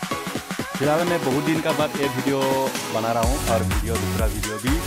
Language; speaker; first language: Hindi; non-native, local second language; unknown